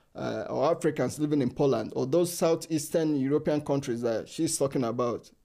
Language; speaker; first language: English; non-native, local second language; Igbo